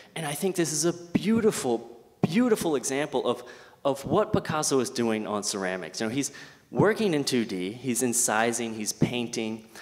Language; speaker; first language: English; native; English